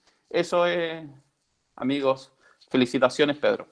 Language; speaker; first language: Spanish; native; Spanish